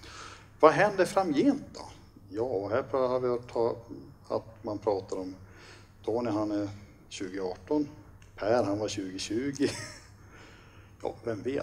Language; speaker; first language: Swedish; native; Swedish